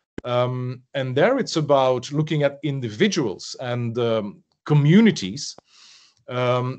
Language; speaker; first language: English; non-native, fluent; French